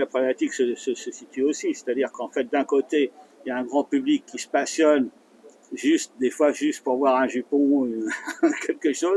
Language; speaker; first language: French; native; French